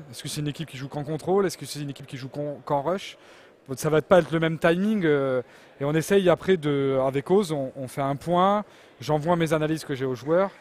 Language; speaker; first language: French; native; French